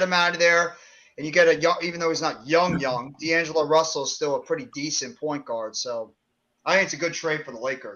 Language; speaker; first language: English; native; English